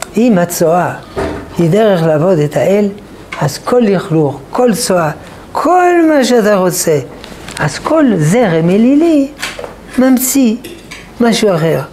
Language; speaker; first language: Hebrew; non-native, fluent; French